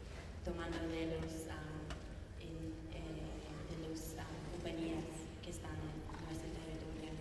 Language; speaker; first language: Spanish; non-native, learner; English